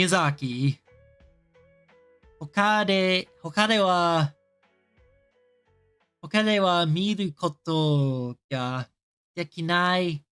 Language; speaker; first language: Japanese; non-native, learner; English